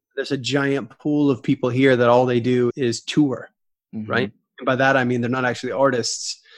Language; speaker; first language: English; native; English